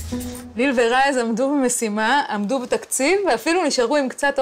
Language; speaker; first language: Hebrew; native; Hebrew